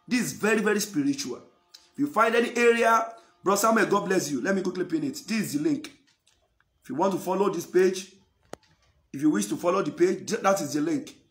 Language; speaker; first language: English; non-native, local second language; Yoruba